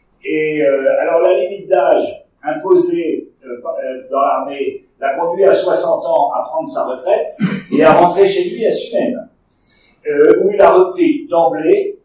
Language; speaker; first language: French; native; French